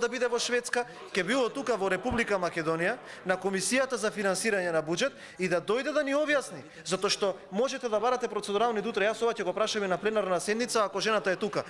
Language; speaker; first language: Macedonian; native; Macedonian